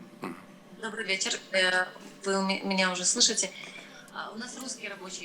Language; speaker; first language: Russian; non-native, local second language; Ukrainian